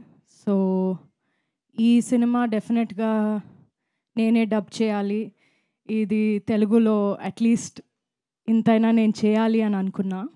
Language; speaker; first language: Telugu; non-native, local second language; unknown